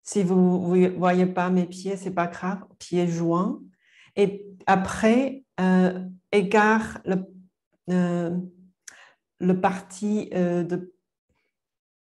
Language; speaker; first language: French; non-native, fluent; Chinese